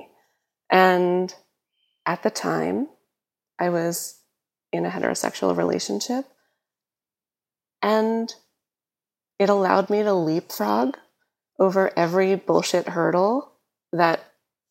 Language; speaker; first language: English; native; English